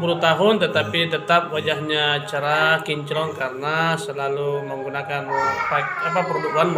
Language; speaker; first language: Indonesian; native; Indonesian